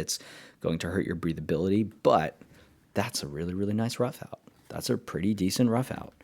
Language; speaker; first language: English; native; English